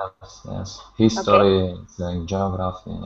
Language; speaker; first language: English; non-native, learner; Spanish